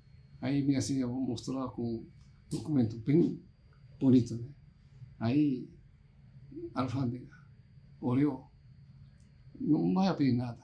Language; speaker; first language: Portuguese; non-native, learner; Japanese